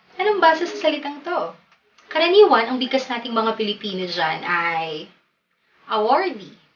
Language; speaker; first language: Filipino; native; Filipino